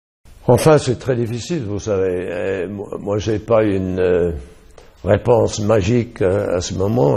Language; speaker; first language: French; non-native, fluent; English